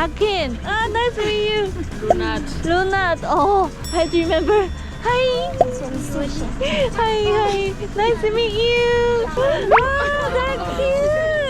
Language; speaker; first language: English; non-native, learner; Korean